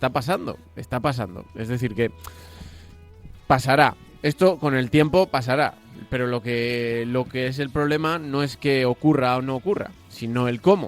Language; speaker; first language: Spanish; native; Spanish